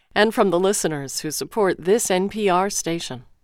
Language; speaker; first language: English; non-native, fluent; Ukrainian